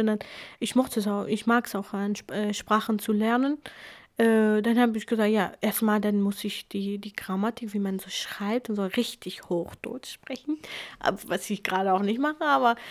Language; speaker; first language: German; non-native, fluent; Kurdish